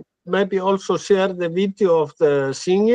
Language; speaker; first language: English; non-native, fluent; Icelandic